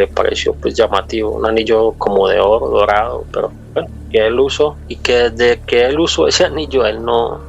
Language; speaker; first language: Spanish; native; Spanish